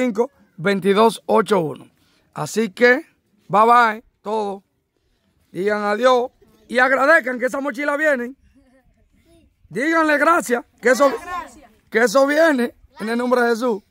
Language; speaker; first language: Spanish; native; Spanish